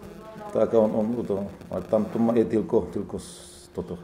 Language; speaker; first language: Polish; non-native, learner; Czech